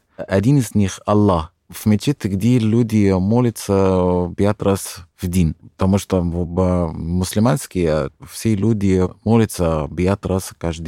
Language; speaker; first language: Russian; non-native, fluent; Arabic